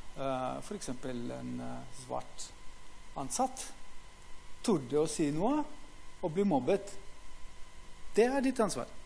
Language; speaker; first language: Norwegian; non-native, fluent; Greek